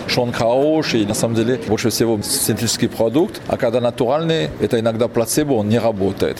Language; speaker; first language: Russian; non-native, fluent; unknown